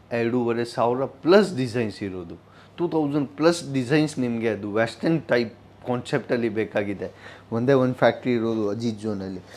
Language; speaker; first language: Kannada; non-native, fluent; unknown